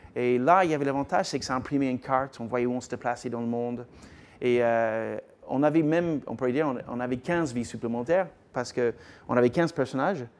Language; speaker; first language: French; non-native, fluent; English